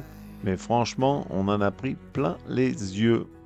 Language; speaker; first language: French; native; French